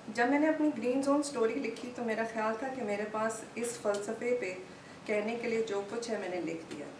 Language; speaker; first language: Urdu; native; Urdu